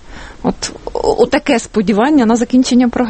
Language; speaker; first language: Ukrainian; native; Ukrainian